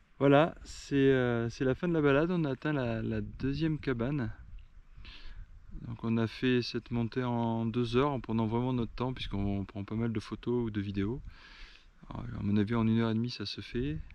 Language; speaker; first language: French; native; French